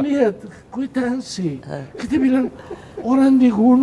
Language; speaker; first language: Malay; non-native, fluent; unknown